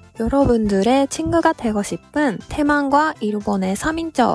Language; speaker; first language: Korean; non-native, fluent; Japanese